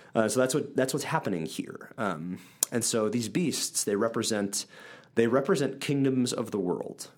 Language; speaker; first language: English; native; English